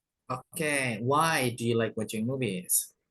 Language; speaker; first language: English; non-native, fluent; Indonesian